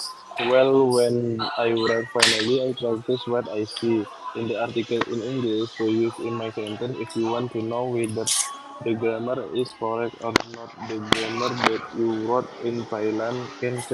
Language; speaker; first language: English; non-native, learner; Indonesian